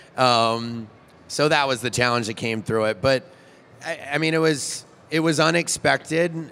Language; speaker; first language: English; native; English